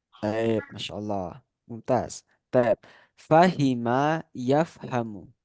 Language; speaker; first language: Arabic; non-native, fluent; Indonesian